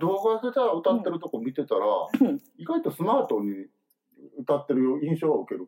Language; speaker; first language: Japanese; native; Japanese